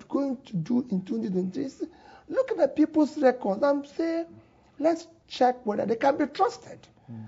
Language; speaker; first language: English; non-native, local second language; Igbo